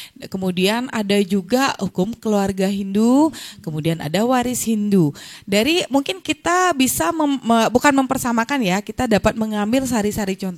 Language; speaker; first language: Indonesian; native; Indonesian